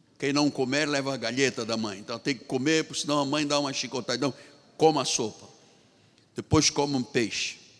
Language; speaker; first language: Portuguese; native; Portuguese